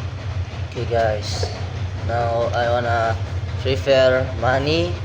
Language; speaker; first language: English; non-native, learner; Indonesian